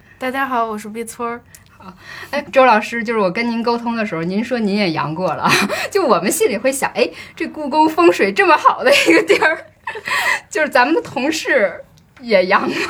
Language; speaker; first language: Chinese; native; Chinese